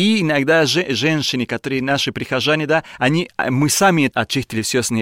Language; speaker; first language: Russian; non-native, learner; Spanish